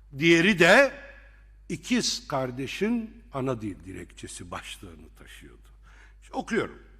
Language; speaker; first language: Turkish; non-native, local second language; Arabic